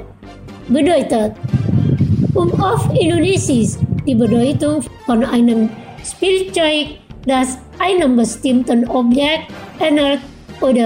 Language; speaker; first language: German; non-native, fluent; Indonesian